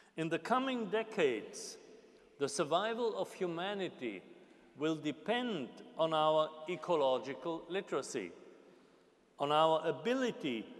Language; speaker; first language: English; non-native, fluent; German